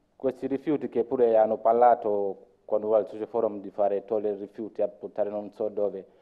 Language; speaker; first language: Italian; non-native, learner; Luo (Kenya and Tanzania)